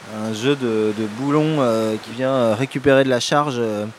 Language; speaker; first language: French; native; French